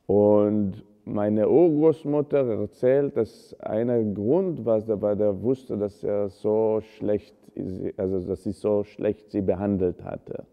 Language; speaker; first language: German; non-native, fluent; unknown